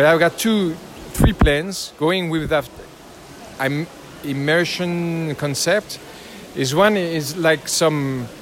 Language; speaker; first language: English; non-native, learner; French